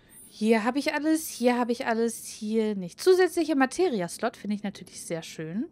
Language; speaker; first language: German; native; German